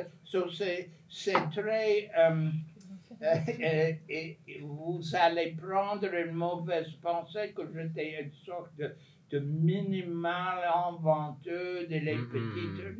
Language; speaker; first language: French; non-native, fluent; English